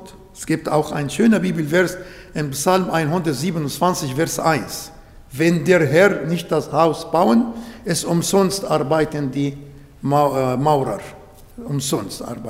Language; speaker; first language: German; non-native, learner; Arabic